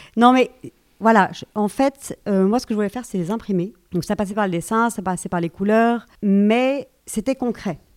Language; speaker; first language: French; native; French